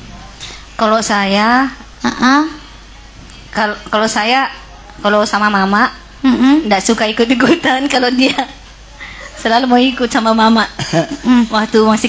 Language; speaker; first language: Indonesian; non-native, local second language; Buginese